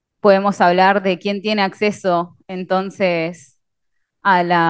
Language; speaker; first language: Spanish; native; Spanish